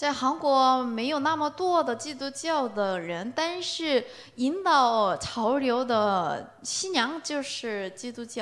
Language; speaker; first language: Chinese; non-native, learner; Korean